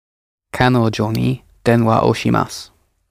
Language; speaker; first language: Japanese; non-native, learner; English